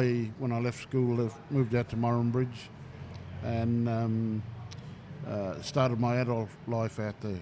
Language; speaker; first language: English; native; English